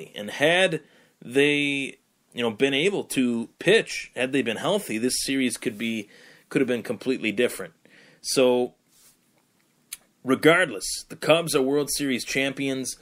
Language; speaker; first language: English; native; English